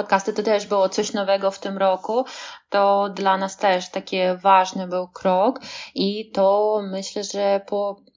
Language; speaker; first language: Polish; non-native, fluent; Russian